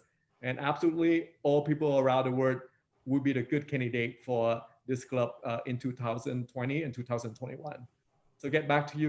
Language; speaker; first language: English; non-native, fluent; Vietnamese